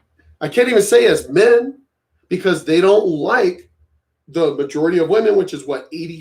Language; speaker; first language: English; native; English